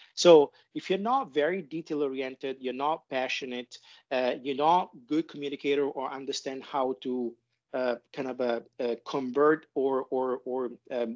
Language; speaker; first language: English; non-native, fluent; Italian